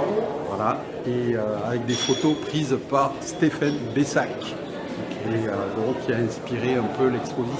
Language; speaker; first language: French; native; French